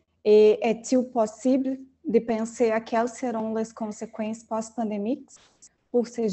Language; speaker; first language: French; non-native, fluent; Portuguese